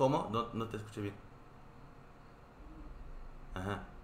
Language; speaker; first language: Spanish; non-native, fluent; Korean